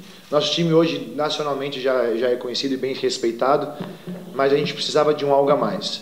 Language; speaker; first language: Portuguese; native; Portuguese